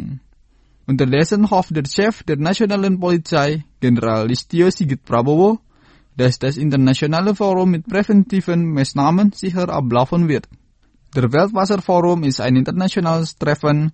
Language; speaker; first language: German; non-native, fluent; Indonesian